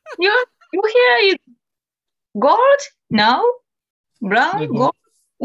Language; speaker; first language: English; non-native, learner; Japanese